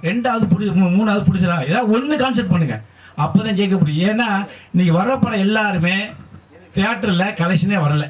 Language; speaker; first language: Tamil; native; Tamil